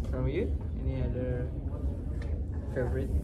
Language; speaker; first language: English; non-native, local second language; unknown